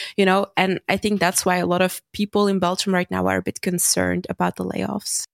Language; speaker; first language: English; non-native, fluent; Dutch